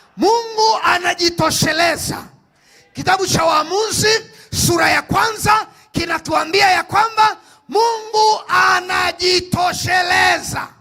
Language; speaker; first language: Swahili; native; Swahili